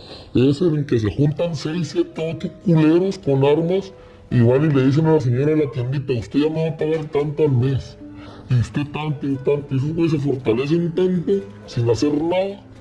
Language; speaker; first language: Spanish; native; Spanish